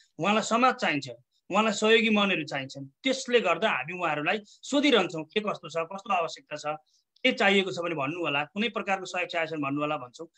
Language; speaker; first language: Nepali; native; Nepali